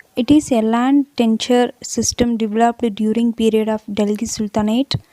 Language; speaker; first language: English; non-native, local second language; Tamil